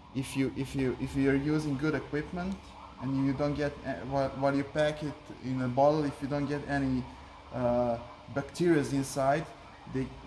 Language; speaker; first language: English; non-native, fluent; Serbian